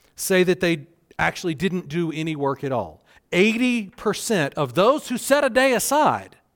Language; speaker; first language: English; native; English